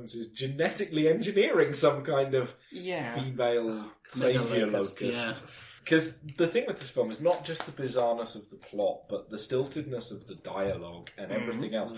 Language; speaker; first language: English; native; English